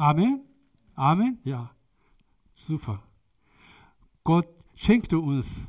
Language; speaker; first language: German; non-native, learner; Korean